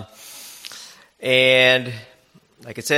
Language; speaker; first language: English; non-native, local second language; Filipino